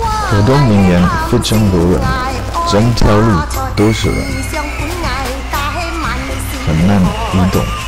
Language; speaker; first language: Chinese; non-native, learner; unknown